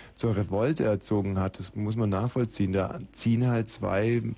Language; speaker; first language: German; native; German